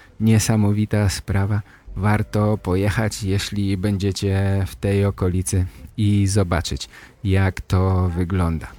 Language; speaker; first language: Polish; native; Polish